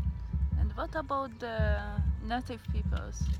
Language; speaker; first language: English; non-native, learner; Hungarian